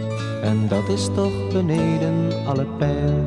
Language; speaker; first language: Dutch; native; Dutch